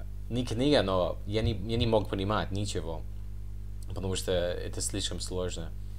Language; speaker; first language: Russian; non-native, fluent; English